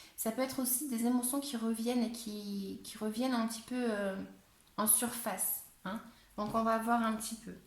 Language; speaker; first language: French; non-native, fluent; Spanish